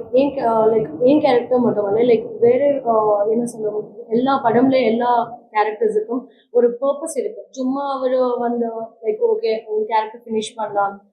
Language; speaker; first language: Tamil; non-native, learner; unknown